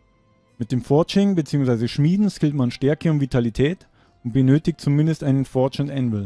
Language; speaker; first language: German; native; German